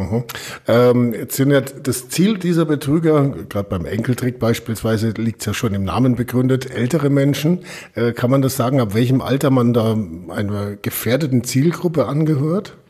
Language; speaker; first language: German; native; German